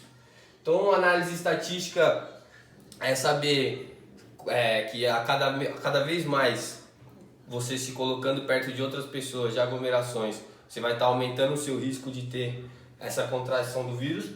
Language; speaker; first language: Portuguese; native; Portuguese